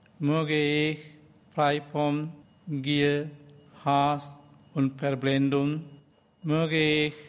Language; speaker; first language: German; non-native, learner; Sinhala